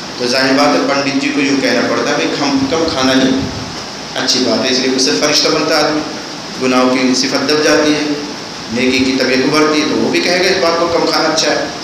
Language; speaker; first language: Urdu; non-native, local second language; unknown